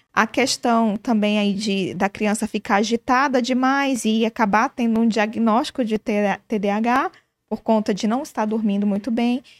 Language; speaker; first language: Portuguese; native; Portuguese